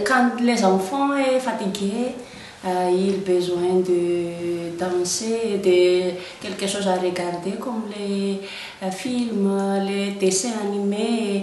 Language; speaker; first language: French; non-native, local second language; Malagasy